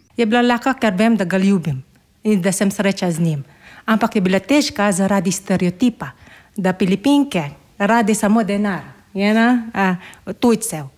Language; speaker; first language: Slovenian; non-native, learner; Filipino